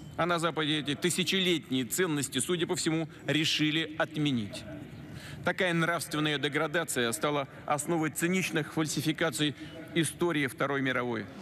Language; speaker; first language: Russian; native; Russian